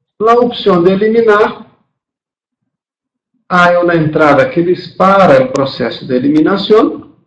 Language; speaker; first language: Spanish; non-native, fluent; Portuguese